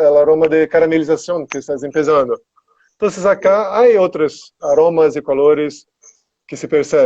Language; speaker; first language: Spanish; non-native, learner; Portuguese